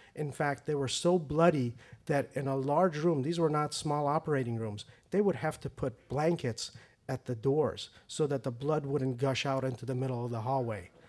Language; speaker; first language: English; early bilingual, other home language; Persian